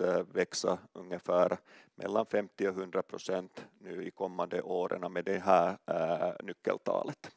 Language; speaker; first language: Swedish; non-native, local second language; Finnish